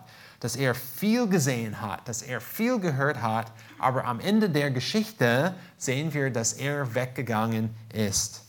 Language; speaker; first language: German; non-native, fluent; English